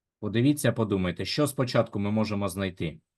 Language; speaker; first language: Ukrainian; native; Ukrainian